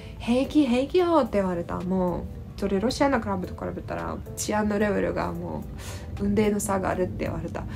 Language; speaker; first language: Japanese; non-native, fluent; Russian